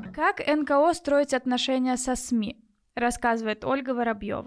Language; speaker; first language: Russian; native; Russian